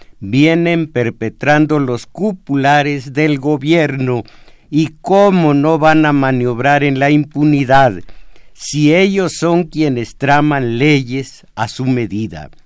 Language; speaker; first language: Spanish; native; Spanish